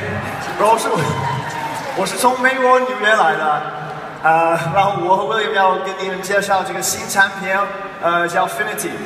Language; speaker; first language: Chinese; non-native, learner; English